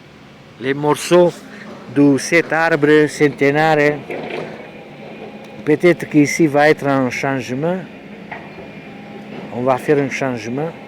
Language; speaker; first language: French; non-native, learner; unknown